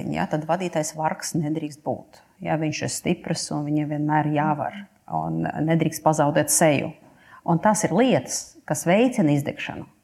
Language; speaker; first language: Latvian; non-native, local second language; Russian